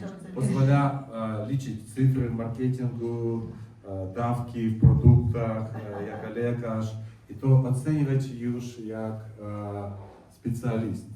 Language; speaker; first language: Polish; non-native, learner; Russian